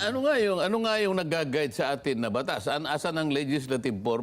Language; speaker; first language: Filipino; native; Filipino